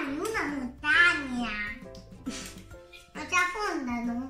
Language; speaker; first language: Italian; early bilingual, other home language; Sinhala